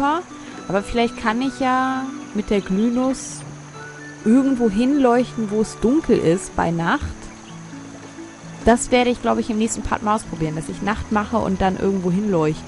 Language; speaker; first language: German; native; German